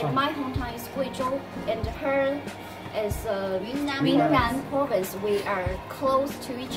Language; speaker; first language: English; non-native, learner; Chinese